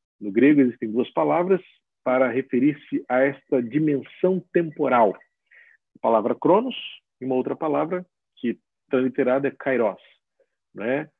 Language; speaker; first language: Portuguese; native; Portuguese